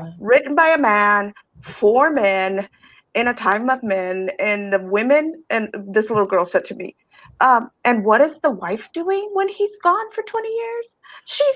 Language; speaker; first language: English; native; English